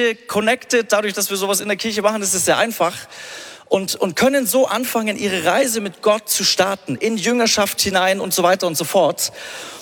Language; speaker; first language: German; native; German